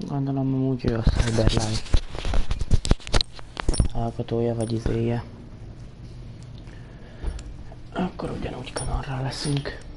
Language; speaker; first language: Hungarian; native; Hungarian